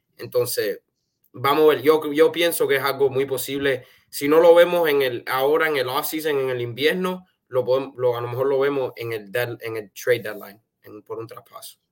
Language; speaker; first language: Spanish; early bilingual, heritage; Spanish